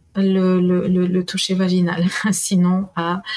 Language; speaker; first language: French; non-native, fluent; Spanish